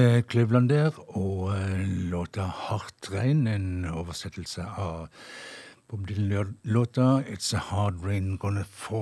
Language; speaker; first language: Norwegian; native; Norwegian